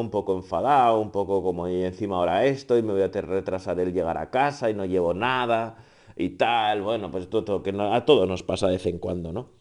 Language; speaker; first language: Spanish; native; Spanish